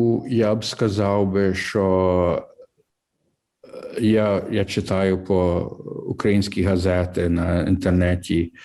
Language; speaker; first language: Ukrainian; early bilingual, heritage; English